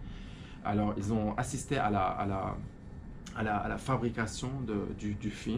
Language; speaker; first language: French; non-native, fluent; Arabic